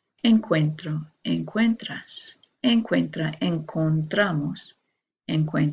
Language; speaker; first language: Spanish; non-native, fluent; English